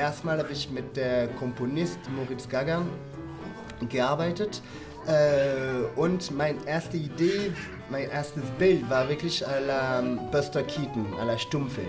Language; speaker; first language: German; non-native, fluent; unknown